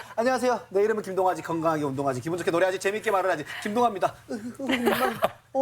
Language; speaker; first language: Korean; native; Korean